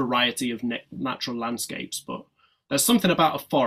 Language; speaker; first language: English; native; English